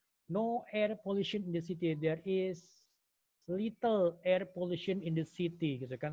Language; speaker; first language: English; non-native, fluent; Indonesian